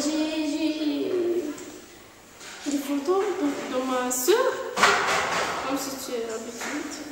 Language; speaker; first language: French; non-native, learner; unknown